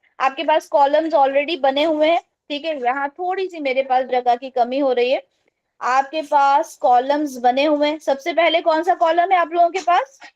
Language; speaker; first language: Urdu; native; Urdu